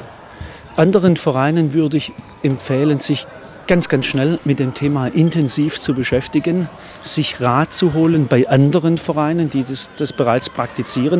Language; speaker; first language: German; native; German